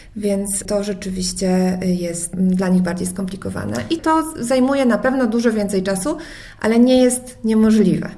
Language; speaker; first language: Polish; native; Polish